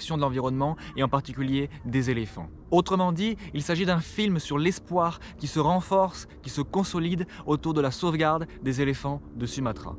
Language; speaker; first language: French; native; French